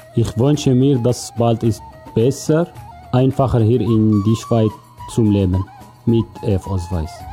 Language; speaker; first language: German; non-native, learner; Kurdish